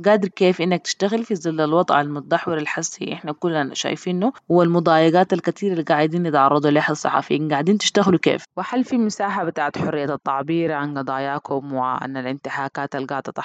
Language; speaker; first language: Arabic; native; Arabic